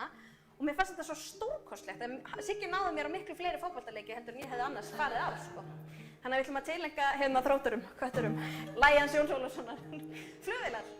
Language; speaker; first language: Icelandic; native; Icelandic